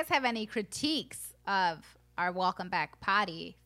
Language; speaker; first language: English; early bilingual, other home language; Spanish